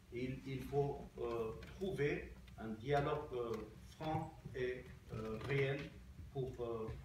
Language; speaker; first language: French; non-native, local second language; Armenian